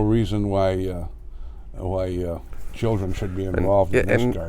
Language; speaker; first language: English; native; English